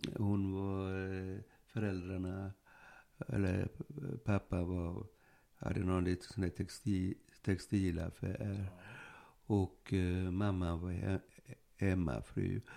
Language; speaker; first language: Swedish; early bilingual, other home language; Polish